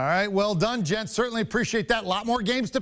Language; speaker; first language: English; native; English